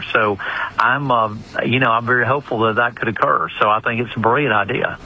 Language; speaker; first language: English; native; English